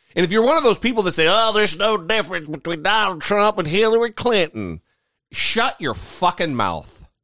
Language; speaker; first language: English; native; English